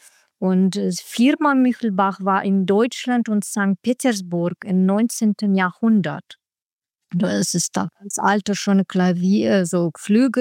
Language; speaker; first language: German; non-native, learner; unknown